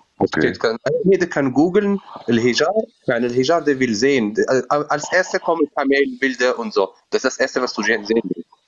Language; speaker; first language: German; non-native, fluent; Berber languages